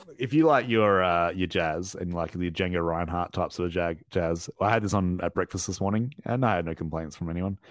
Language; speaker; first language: English; native; English